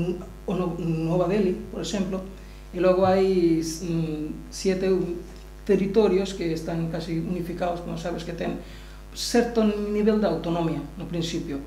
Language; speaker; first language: Galician; non-native, learner; Bangla